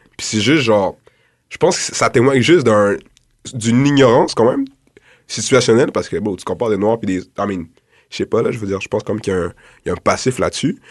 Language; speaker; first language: French; early bilingual, other home language; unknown